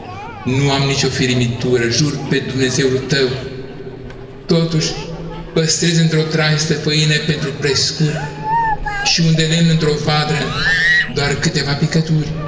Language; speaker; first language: Romanian; native; Romanian